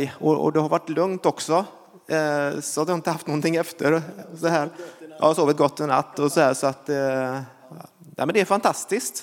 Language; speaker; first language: Swedish; native; Swedish